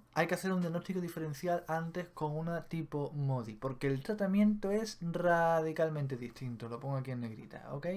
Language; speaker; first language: Spanish; native; Spanish